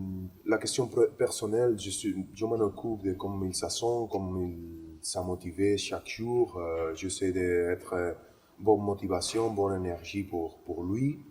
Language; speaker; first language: French; non-native, learner; Spanish